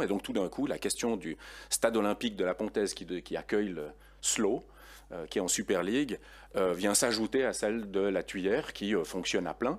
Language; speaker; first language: French; native; French